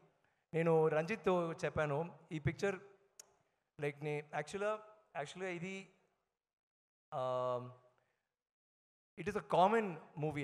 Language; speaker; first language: Telugu; non-native, learner; Tamil